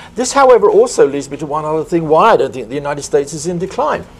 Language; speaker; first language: English; native; English